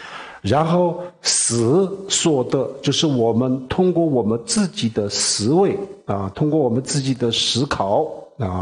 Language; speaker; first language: Chinese; non-native, local second language; Tibetan